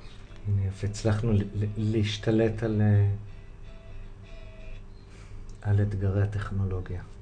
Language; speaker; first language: Hebrew; native; Hebrew